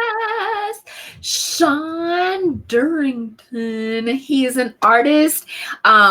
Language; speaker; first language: English; native; English